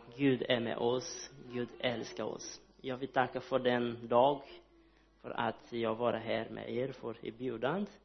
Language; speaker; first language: Swedish; non-native, learner; Portuguese